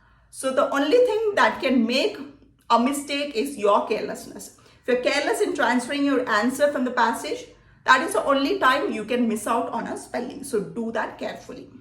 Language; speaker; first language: English; non-native, local second language; Malayalam